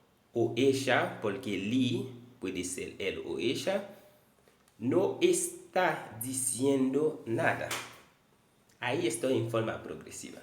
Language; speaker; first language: Spanish; non-native, fluent; Haitian Creole